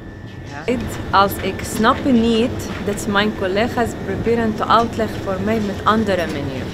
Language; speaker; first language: Dutch; early bilingual, other home language; Arabic